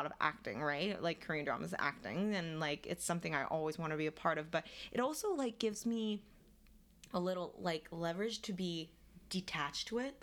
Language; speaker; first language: English; non-native, fluent; Korean